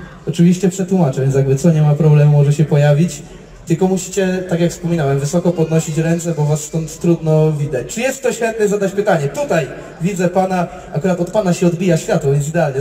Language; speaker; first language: Polish; native; Polish